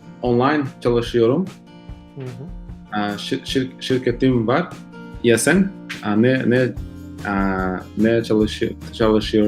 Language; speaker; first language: Turkish; non-native, learner; Portuguese